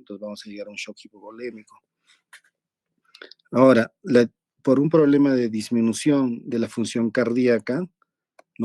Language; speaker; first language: Spanish; native; Spanish